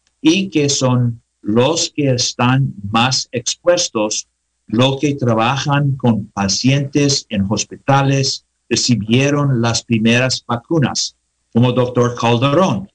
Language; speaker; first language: Spanish; non-native, learner; English